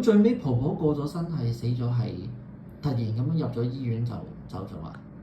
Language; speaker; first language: Cantonese; native; Cantonese